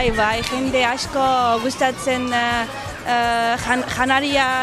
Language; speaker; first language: Basque; non-native, learner; Arabic